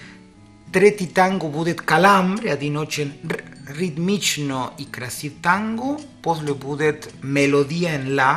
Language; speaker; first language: Russian; non-native, learner; Spanish